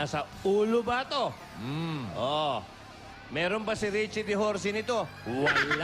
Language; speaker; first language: Filipino; native; Filipino